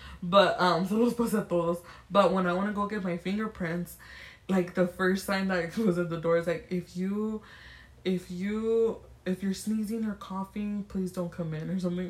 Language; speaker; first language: English; early bilingual, other home language; Spanish